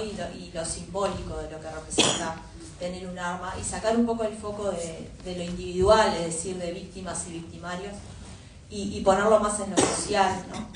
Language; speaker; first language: Spanish; native; Spanish